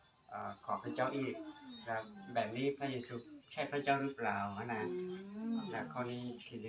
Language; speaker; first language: Thai; non-native, local second language; Hmong